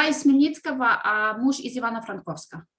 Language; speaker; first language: Russian; native; Russian